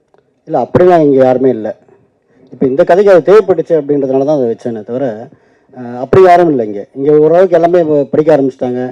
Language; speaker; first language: Tamil; native; Tamil